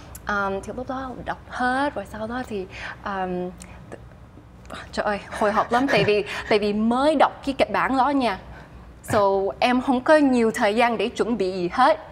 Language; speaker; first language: Vietnamese; early bilingual, heritage; Vietnamese